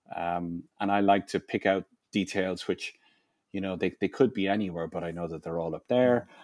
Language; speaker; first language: English; native; English